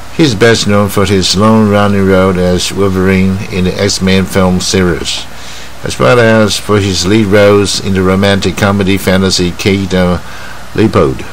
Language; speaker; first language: English; non-native, fluent; Chinese